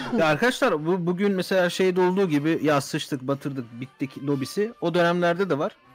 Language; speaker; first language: Turkish; early bilingual, heritage; Turkish